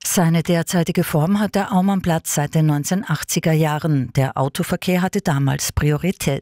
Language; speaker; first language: German; native; German